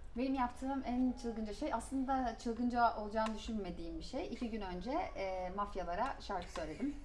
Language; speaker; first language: Turkish; native; Turkish